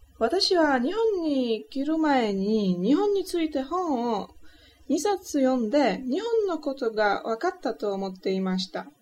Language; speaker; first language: Japanese; non-native, learner; Polish